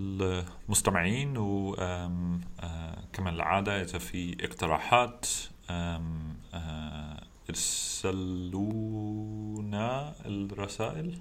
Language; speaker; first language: Arabic; non-native, fluent; English